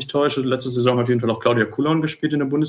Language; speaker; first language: German; native; German